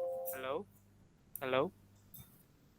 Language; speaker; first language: English; non-native, learner; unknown